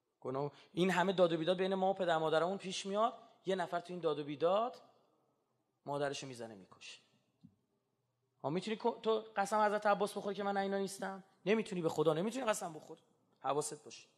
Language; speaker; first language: Persian; native; Persian